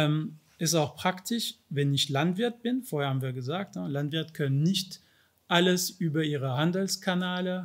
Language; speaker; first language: German; non-native, fluent; French